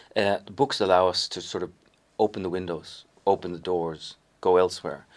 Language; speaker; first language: English; native; English